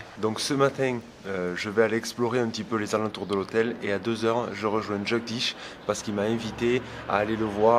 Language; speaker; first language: French; native; French